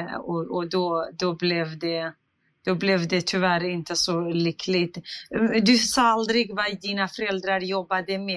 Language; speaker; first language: Swedish; non-native, fluent; Central Kurdish